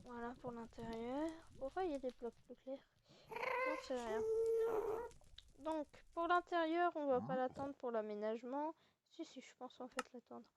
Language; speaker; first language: French; native; French